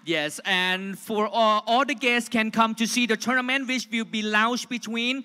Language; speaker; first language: English; non-native, fluent; Thai